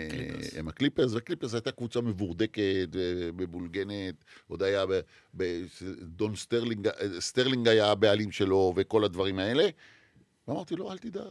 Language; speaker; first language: Hebrew; native; Hebrew